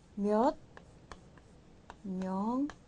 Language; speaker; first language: Korean; non-native, fluent; Mongolian